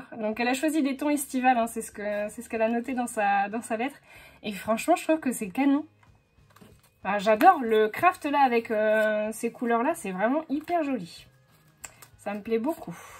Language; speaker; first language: French; native; French